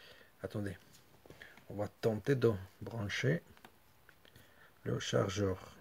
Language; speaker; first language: French; non-native, fluent; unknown